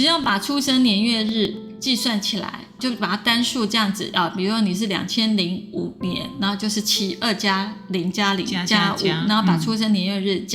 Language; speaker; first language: Chinese; native; Chinese